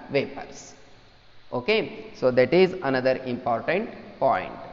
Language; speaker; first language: English; non-native, local second language; Kannada